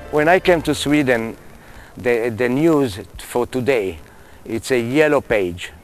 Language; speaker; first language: English; non-native, fluent; Hebrew